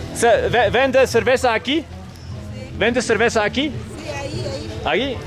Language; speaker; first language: Spanish; non-native, learner; English